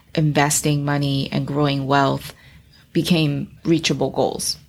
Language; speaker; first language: English; early bilingual, other home language; Chinese